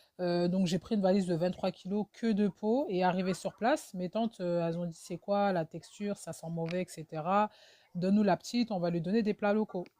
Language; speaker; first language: French; early bilingual, other home language; Wolof